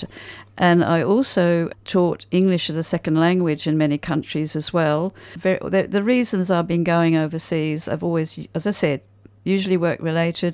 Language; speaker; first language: English; native; English